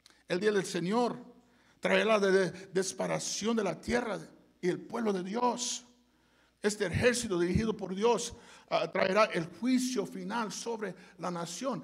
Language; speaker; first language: Spanish; early bilingual, heritage; Spanish